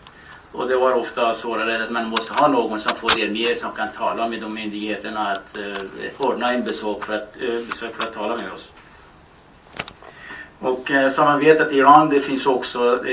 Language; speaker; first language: Swedish; non-native, fluent; Baluchi